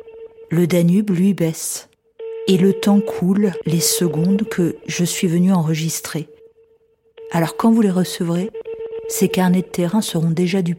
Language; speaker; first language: French; native; French